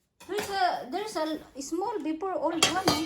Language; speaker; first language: English; non-native, learner; Filipino